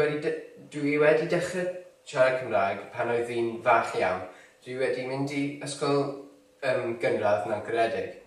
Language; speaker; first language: Welsh; non-native, local second language; English